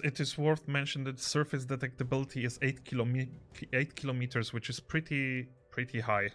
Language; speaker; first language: English; non-native, fluent; Polish